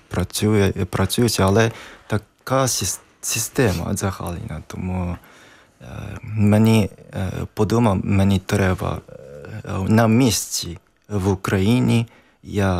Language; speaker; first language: Ukrainian; non-native, learner; Japanese